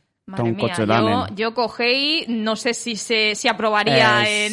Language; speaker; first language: Spanish; native; Spanish